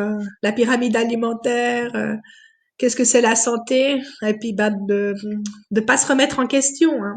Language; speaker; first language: French; native; French